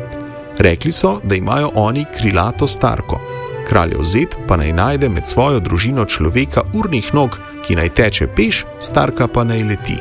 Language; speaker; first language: Slovenian; native; Slovenian